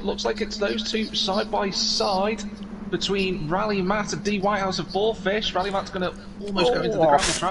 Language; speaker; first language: English; native; English